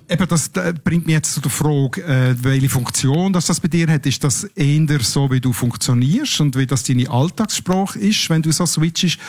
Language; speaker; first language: German; native; German